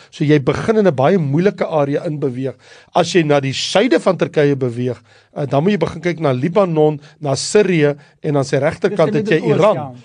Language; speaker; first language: Afrikaans; native; Afrikaans